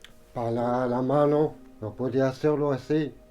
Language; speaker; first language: Spanish; non-native, learner; Arabic